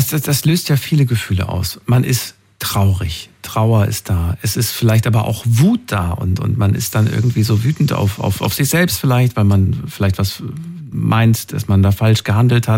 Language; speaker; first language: German; native; German